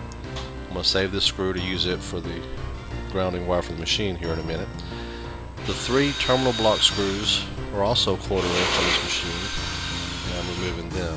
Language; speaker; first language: English; native; English